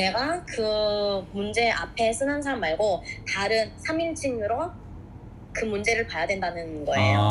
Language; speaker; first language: Korean; non-native, fluent; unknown